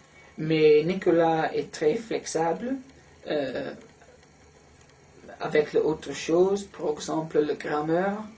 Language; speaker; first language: French; non-native, learner; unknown